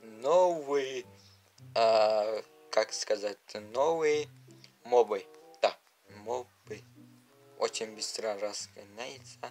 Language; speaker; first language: Russian; non-native, learner; Uzbek